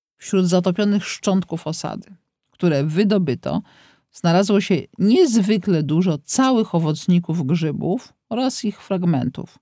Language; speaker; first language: Polish; native; Polish